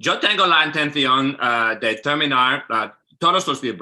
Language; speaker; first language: Spanish; non-native, learner; English